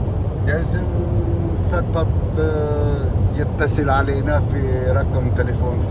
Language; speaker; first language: Arabic; non-native, fluent; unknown